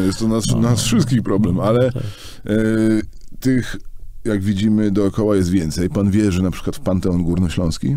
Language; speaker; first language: Polish; native; Polish